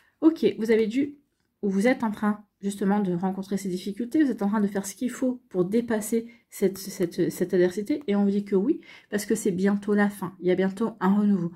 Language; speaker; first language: French; native; French